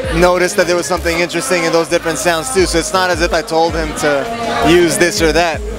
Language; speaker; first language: English; native; English